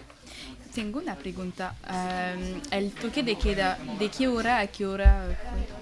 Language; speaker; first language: Spanish; non-native, learner; French